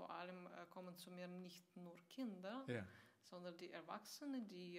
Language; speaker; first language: German; non-native, fluent; Russian